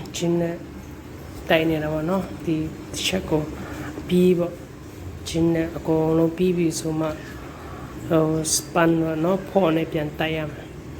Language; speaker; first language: Burmese; non-native, local second language; Kachin